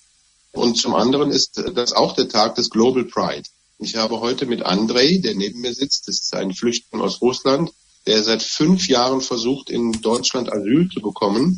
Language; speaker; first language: German; native; German